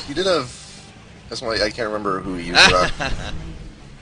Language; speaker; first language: English; native; English